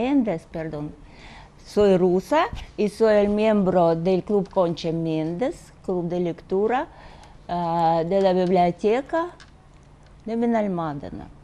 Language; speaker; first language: Spanish; non-native, fluent; Russian